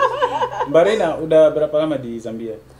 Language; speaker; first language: Indonesian; non-native, fluent; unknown